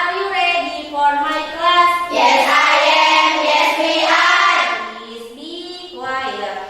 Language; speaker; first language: English; non-native, learner; Indonesian